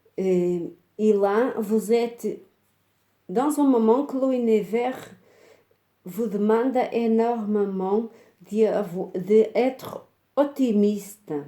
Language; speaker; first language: French; non-native, fluent; Portuguese